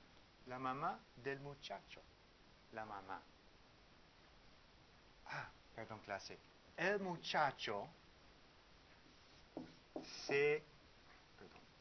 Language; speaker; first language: Spanish; non-native, learner; English